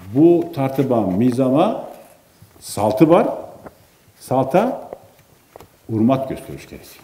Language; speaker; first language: Turkish; native; Turkish